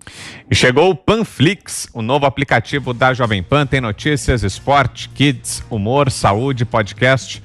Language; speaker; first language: Portuguese; native; Portuguese